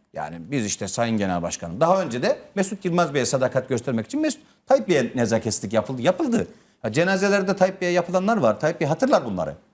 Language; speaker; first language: Turkish; native; Turkish